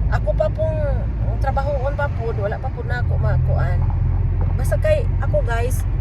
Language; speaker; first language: Filipino; non-native, local second language; Cebuano